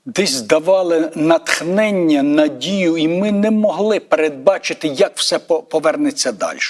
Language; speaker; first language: Ukrainian; native; Ukrainian